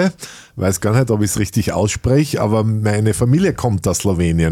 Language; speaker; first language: German; native; German